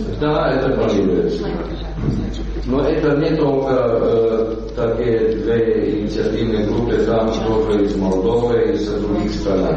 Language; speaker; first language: Russian; non-native, learner; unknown